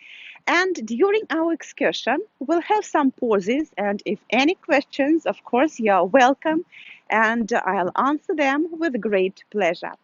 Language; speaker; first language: English; non-native, fluent; Russian